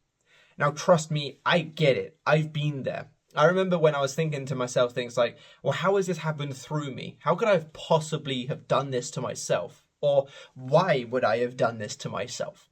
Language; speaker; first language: English; native; English